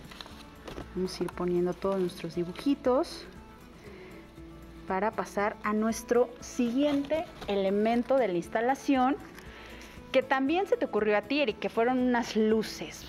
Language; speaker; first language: Spanish; native; Spanish